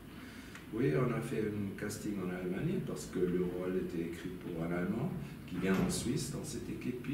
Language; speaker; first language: French; non-native, local second language; German